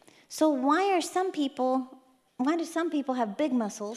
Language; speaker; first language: English; native; English